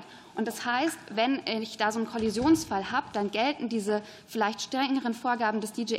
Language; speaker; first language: German; native; German